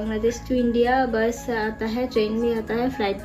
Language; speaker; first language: Hindi; non-native, learner; Bangla